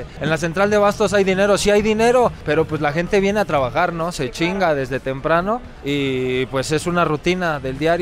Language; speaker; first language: Spanish; native; Spanish